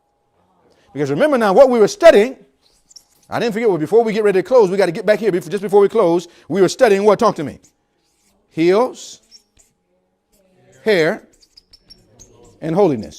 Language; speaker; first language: English; native; English